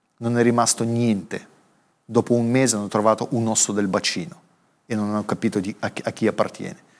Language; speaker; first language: Italian; non-native, fluent; Russian